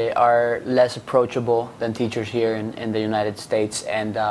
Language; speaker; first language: English; non-native, fluent; Spanish